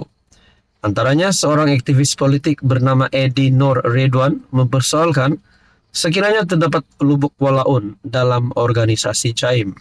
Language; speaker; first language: Malay; native; Malay